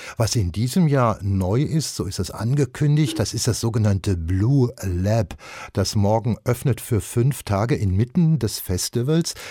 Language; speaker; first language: German; native; German